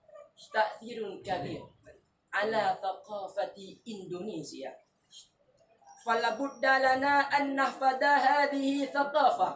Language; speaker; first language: Arabic; non-native, learner; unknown